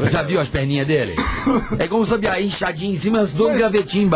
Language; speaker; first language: Portuguese; native; Portuguese